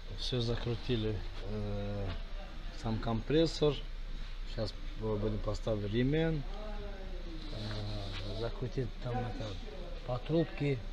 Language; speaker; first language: Russian; non-native, fluent; Azerbaijani